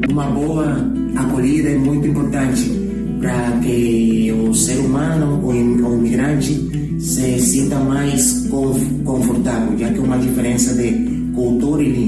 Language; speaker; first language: Portuguese; non-native, fluent; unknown